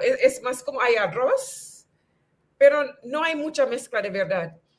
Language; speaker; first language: Spanish; non-native, fluent; English